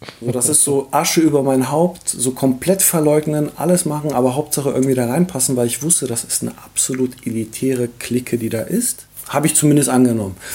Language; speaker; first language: German; early bilingual, other home language; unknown